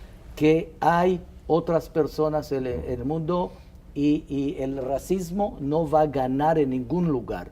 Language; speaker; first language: Spanish; non-native, fluent; Hebrew